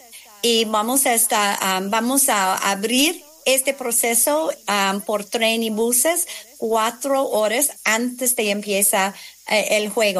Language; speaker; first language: Spanish; non-native, fluent; English